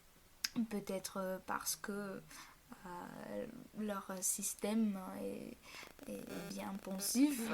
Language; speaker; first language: French; non-native, fluent; Bulgarian